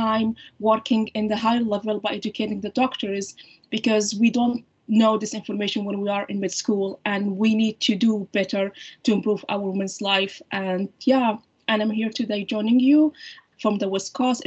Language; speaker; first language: English; non-native, fluent; Arabic